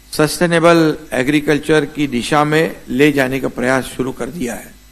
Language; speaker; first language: Hindi; non-native, local second language; Marathi